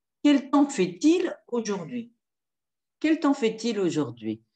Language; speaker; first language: French; non-native, fluent; Spanish